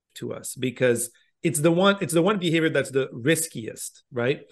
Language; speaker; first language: English; non-native, fluent; French